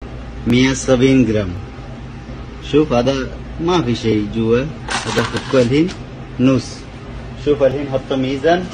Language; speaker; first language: Arabic; non-native, learner; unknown